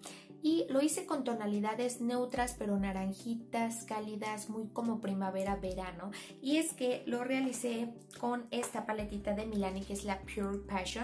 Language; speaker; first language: Spanish; native; Spanish